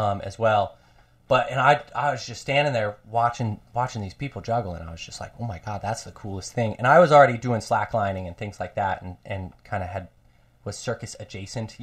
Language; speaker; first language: English; native; English